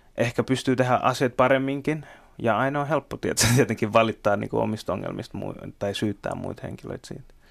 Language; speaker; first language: Finnish; early bilingual, other home language; Bangla